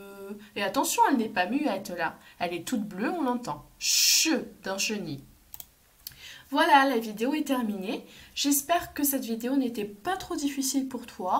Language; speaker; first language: French; native; French